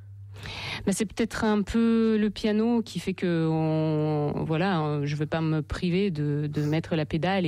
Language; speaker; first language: French; non-native, fluent; Russian